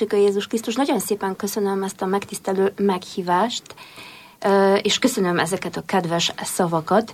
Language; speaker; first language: Hungarian; non-native, fluent; Polish